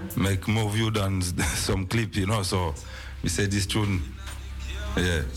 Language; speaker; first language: English; non-native, learner; French